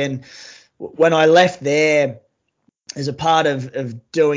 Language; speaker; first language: English; native; English